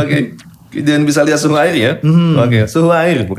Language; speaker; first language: Indonesian; native; Indonesian